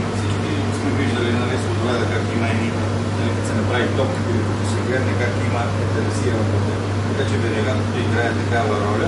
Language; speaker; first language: Bulgarian; native; Bulgarian